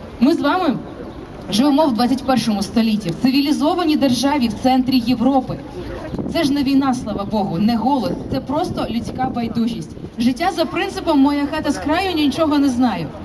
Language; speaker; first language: Ukrainian; native; Ukrainian